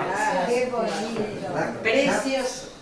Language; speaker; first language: Spanish; native; Spanish